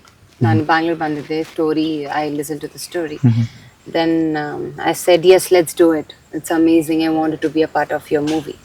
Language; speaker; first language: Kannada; non-native, learner; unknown